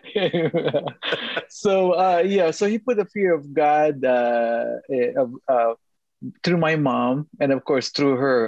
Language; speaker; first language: English; non-native, local second language; Filipino